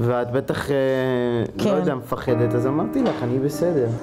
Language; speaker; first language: Hebrew; early bilingual, heritage; Hebrew